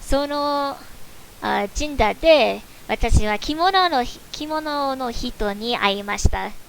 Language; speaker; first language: Japanese; non-native, learner; English